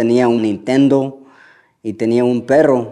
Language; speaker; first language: Spanish; early bilingual, heritage; Spanish